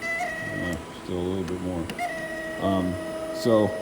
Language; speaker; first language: English; native; English